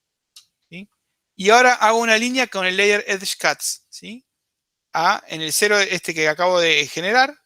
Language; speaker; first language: Spanish; native; Spanish